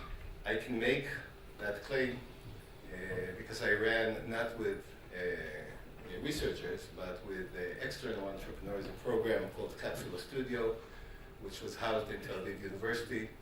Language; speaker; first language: English; non-native, fluent; Hebrew